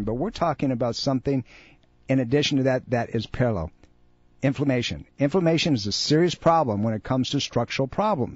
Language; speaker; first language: English; native; English